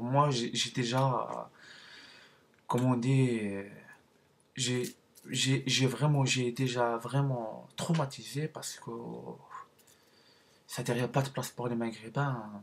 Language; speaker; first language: French; non-native, learner; Arabic